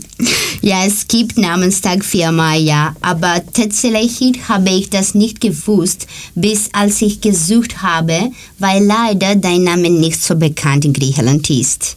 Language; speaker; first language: German; non-native, learner; Greek